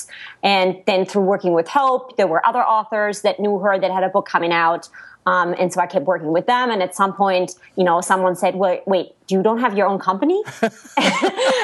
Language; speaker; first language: English; non-native, fluent; German